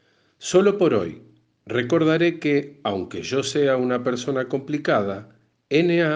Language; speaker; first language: Spanish; native; Spanish